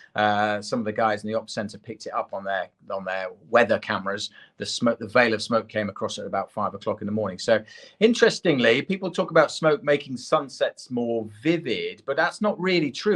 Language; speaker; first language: English; native; English